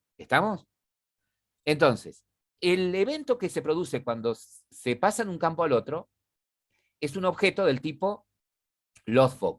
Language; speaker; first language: Spanish; native; Spanish